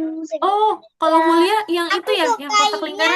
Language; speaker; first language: Indonesian; native; Indonesian